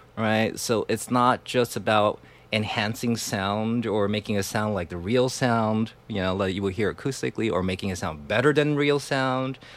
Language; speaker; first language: English; non-native, fluent; Chinese